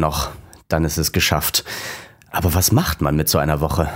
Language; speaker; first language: German; native; German